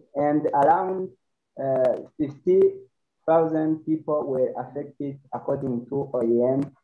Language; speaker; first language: English; non-native, learner; Rundi